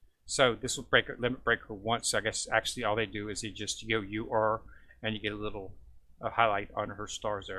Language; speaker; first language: English; native; English